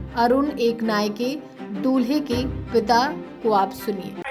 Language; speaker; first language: Hindi; native; Hindi